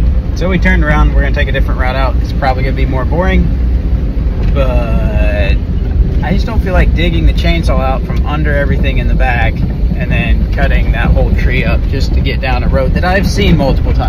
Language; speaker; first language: English; native; English